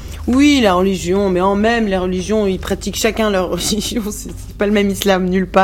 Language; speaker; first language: French; non-native, local second language; Arabic